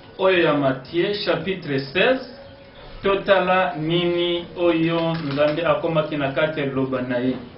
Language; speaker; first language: Lingala; non-native, local second language; Swahili